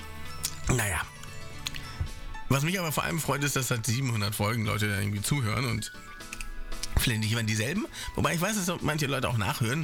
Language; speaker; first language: German; native; German